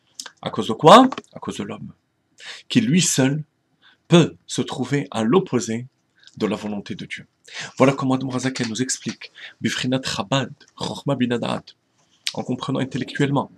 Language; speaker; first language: French; native; French